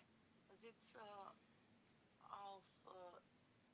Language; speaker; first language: German; non-native, learner; Macedonian